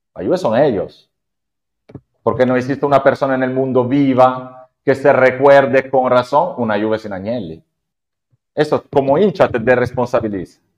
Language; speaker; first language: Spanish; non-native, fluent; Italian